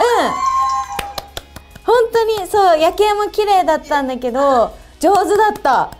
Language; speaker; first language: Japanese; native; Japanese